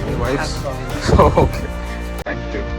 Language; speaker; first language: English; non-native, local second language; Kannada